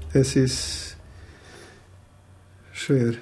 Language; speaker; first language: German; non-native, learner; Croatian